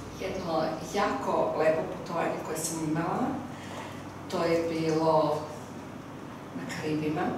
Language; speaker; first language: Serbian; early bilingual, heritage; Serbian